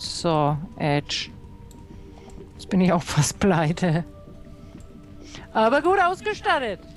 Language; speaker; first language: German; native; German